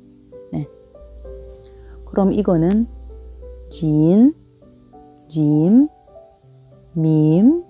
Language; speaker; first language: Korean; non-native, fluent; Arabic